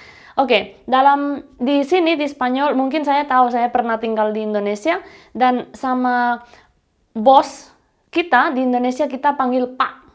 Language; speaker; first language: Indonesian; non-native, fluent; Spanish